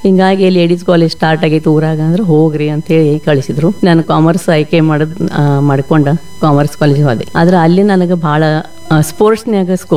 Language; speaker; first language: Kannada; non-native, local second language; Marathi